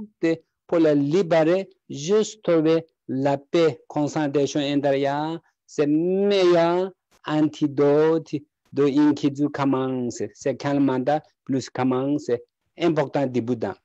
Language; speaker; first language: French; non-native, learner; Tibetan